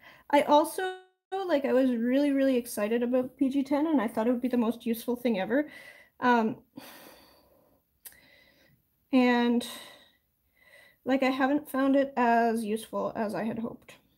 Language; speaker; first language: English; native; English